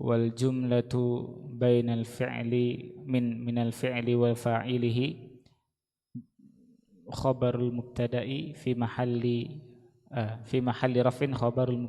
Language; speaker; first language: Arabic; non-native, learner; Indonesian